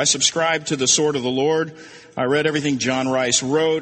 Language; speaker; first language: English; native; English